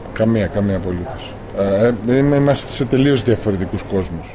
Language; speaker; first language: Greek; native; Greek